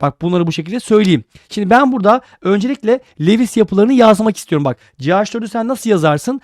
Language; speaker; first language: Turkish; native; Turkish